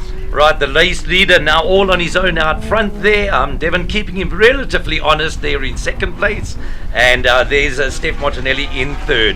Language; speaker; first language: English; native; English